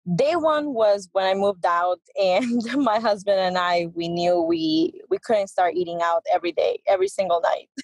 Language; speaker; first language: English; early bilingual, other home language; Spanish